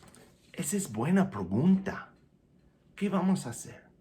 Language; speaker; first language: Spanish; non-native, fluent; English